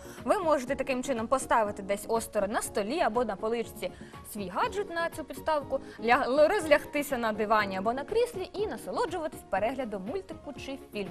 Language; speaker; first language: Ukrainian; native; Ukrainian